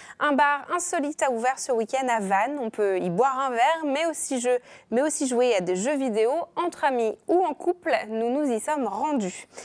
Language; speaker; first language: French; native; French